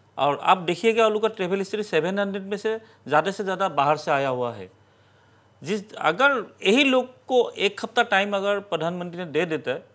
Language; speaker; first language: Hindi; non-native, local second language; Assamese